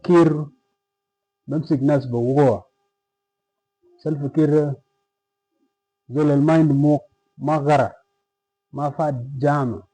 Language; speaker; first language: Arabic; non-native, local second language; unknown